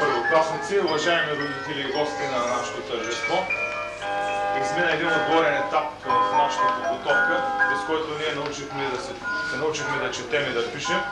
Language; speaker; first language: Bulgarian; native; Bulgarian